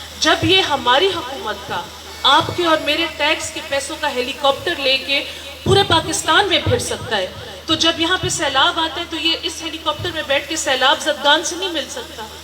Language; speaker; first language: Urdu; non-native, local second language; Northern Hindko